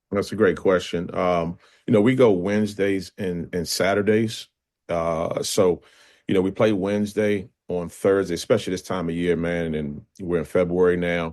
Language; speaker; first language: English; native; English